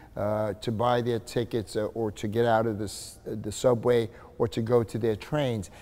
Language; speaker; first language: English; native; English